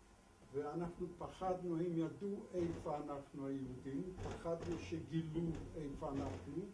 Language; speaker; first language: Hebrew; non-native, fluent; Polish